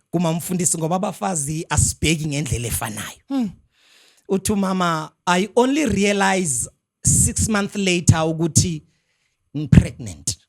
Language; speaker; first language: Zulu; non-native, local second language; Xhosa